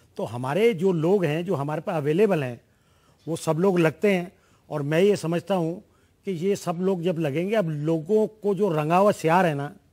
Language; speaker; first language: Hindi; native; Hindi